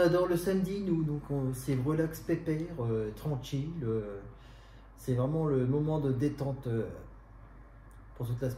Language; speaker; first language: French; native; French